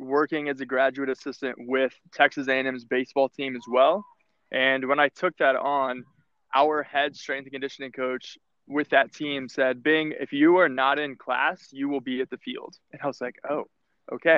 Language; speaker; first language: English; native; English